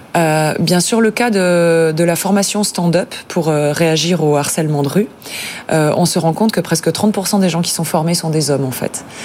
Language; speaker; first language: French; native; French